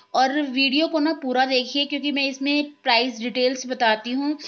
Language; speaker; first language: Hindi; native; Hindi